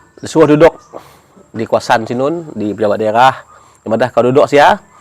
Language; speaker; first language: Malay; non-native, local second language; Iban